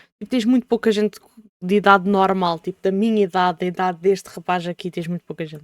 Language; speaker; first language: Portuguese; native; Portuguese